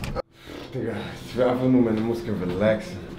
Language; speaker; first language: German; native; German